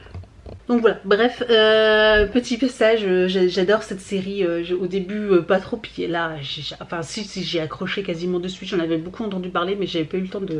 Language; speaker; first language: French; native; French